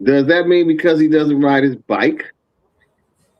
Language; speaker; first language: English; native; English